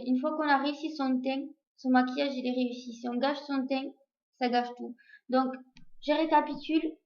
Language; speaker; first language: French; native; French